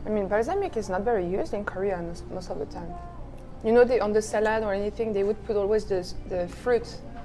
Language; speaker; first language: English; non-native, fluent; French